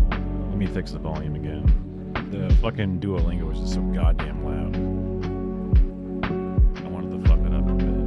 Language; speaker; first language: English; native; English